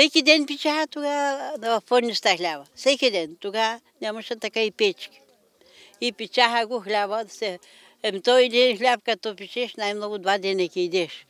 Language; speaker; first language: Bulgarian; native; Bulgarian